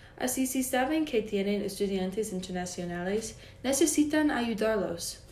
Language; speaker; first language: Spanish; non-native, learner; English